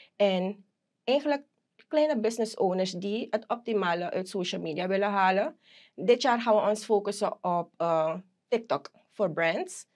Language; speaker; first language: Dutch; native; Dutch